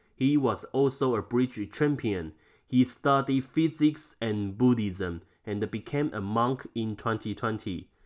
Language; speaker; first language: English; non-native, fluent; Chinese